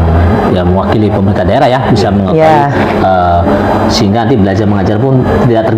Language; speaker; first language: Indonesian; native; Indonesian